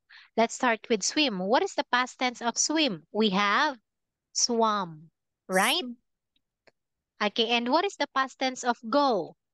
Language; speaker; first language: English; non-native, fluent; Filipino